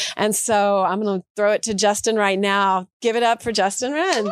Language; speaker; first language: English; early bilingual, other home language; Portuguese